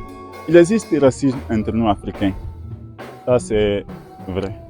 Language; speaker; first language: French; non-native, learner; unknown